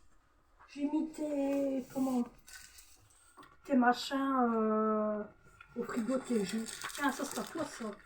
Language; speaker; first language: French; native; French